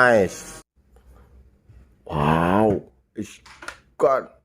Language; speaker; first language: English; non-native, learner; Indonesian